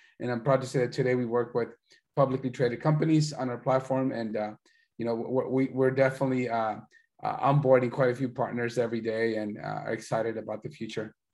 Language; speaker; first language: English; early bilingual, other home language; Spanish